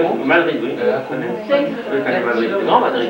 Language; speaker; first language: French; native; French